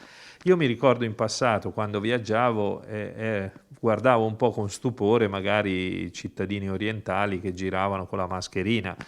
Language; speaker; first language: Italian; native; Italian